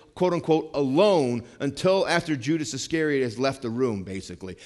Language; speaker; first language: English; native; English